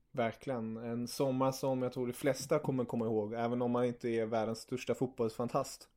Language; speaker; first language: Swedish; early bilingual, other home language; German